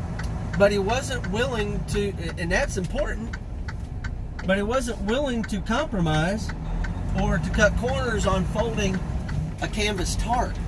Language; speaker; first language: English; native; English